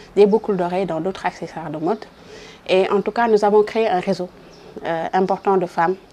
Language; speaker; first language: French; non-native, local second language; Wolof